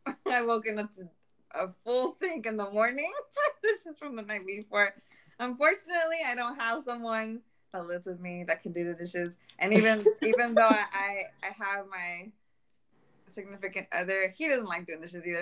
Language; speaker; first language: English; early bilingual, other home language; Spanish